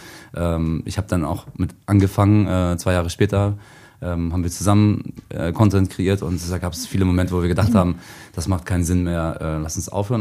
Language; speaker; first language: German; native; German